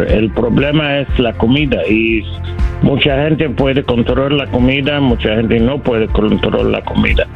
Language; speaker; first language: Spanish; non-native, learner; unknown